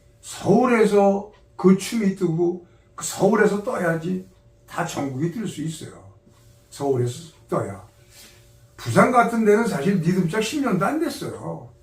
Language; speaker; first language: Korean; native; Korean